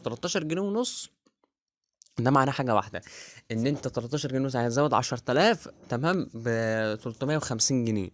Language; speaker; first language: Arabic; native; Arabic